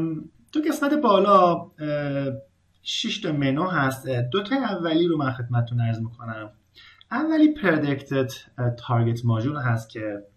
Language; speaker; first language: Persian; native; Persian